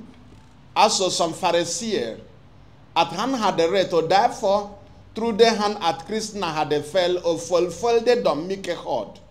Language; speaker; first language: Swedish; non-native, fluent; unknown